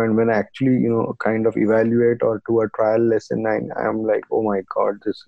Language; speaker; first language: English; non-native, local second language; Marathi